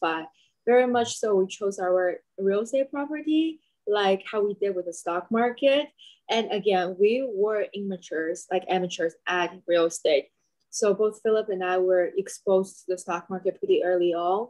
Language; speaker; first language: English; non-native, fluent; Chinese